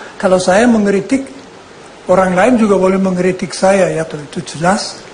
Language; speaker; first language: Indonesian; non-native, fluent; German